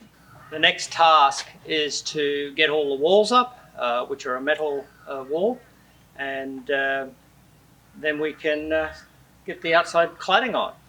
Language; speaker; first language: English; native; English